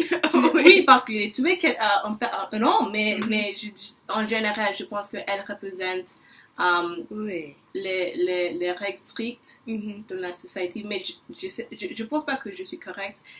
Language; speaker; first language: French; non-native, learner; English